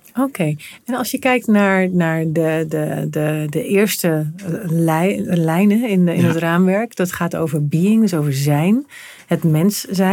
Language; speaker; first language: Dutch; native; Dutch